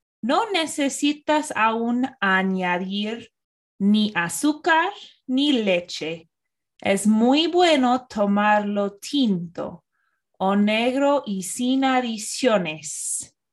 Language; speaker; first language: Spanish; non-native, fluent; English